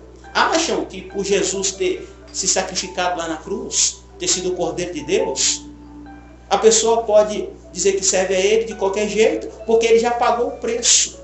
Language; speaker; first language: Portuguese; native; Portuguese